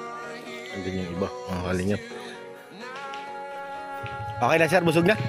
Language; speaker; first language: Filipino; non-native, local second language; Cebuano